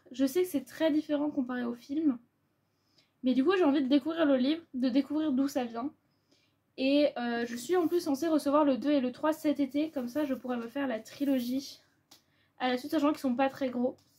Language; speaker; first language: French; native; French